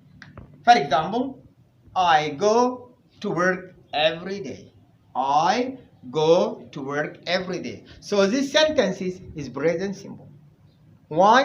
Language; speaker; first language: English; non-native, fluent; Arabic